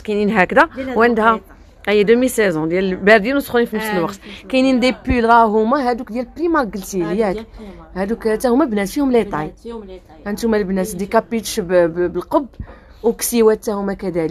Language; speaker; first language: Arabic; native; Arabic